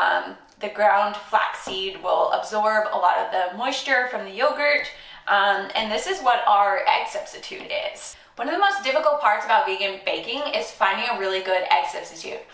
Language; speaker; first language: English; native; English